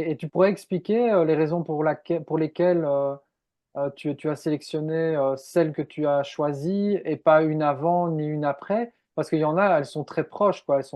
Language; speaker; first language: French; native; French